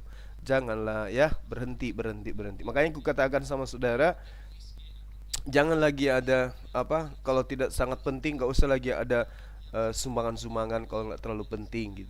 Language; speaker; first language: Indonesian; native; Indonesian